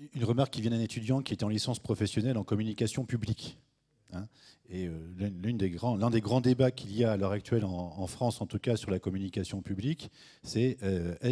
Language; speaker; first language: French; native; French